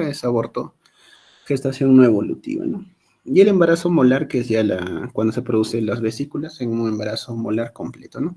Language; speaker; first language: Spanish; native; Spanish